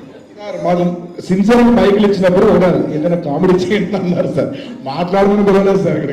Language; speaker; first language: Telugu; native; Telugu